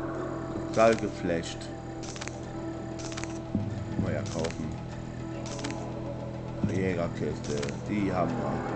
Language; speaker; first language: German; native; German